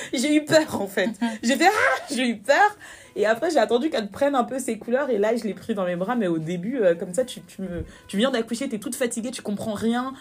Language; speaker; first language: French; native; French